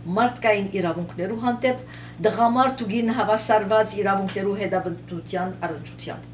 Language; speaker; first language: Armenian; early bilingual, heritage; Armenian